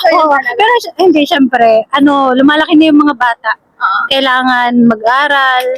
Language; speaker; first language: Filipino; non-native, local second language; Bikol